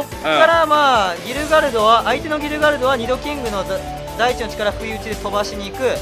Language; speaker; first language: Japanese; native; Japanese